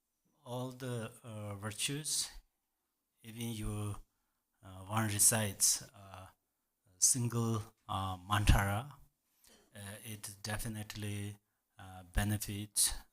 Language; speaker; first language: English; non-native, learner; Tibetan